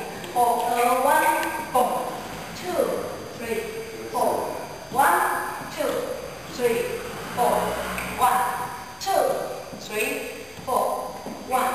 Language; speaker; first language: English; non-native, learner; Chinese